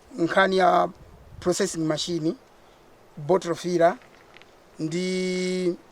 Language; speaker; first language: Nyanja; non-native, local second language; Tumbuka